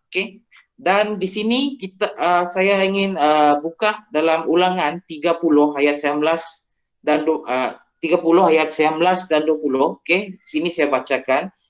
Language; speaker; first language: Malay; non-native, local second language; Iban